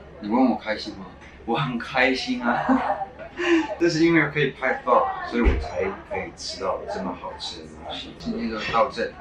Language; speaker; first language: Chinese; non-native, local second language; Cantonese